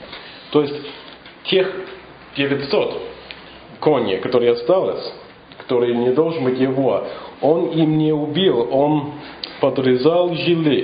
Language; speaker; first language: Russian; non-native, fluent; English